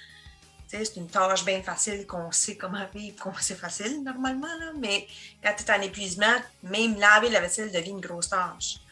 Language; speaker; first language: French; native; French